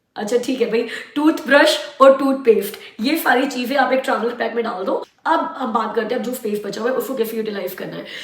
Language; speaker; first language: Hindi; native; Hindi